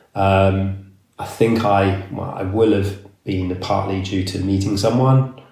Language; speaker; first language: English; native; English